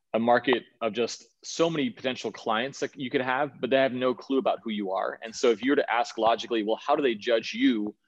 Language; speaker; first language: English; early bilingual, other home language; Danish